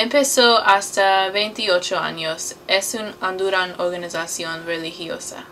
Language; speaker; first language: Spanish; non-native, learner; English